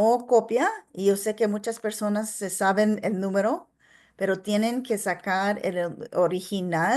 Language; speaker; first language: Spanish; non-native, local second language; English